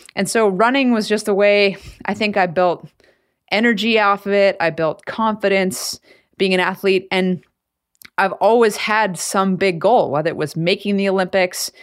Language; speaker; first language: English; native; English